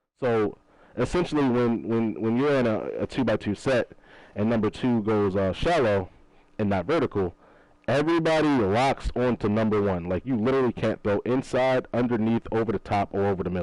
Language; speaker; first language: English; native; English